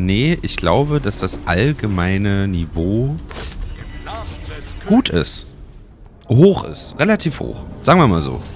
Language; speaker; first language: German; native; German